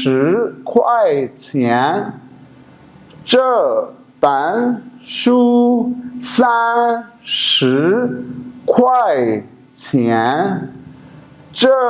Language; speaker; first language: Chinese; non-native, fluent; Urdu